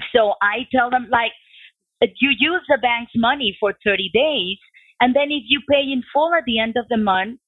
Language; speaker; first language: English; non-native, fluent; Spanish